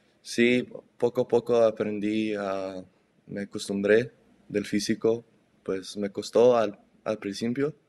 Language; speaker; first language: Spanish; early bilingual, heritage; Spanish